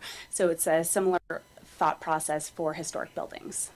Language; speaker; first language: English; native; English